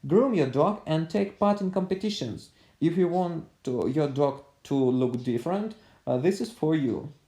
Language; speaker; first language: English; non-native, fluent; Russian